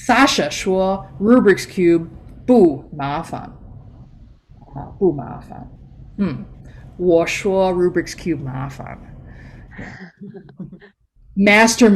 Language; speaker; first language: Chinese; non-native, fluent; English